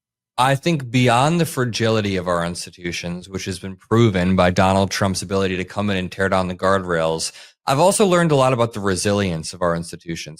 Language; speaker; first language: English; native; English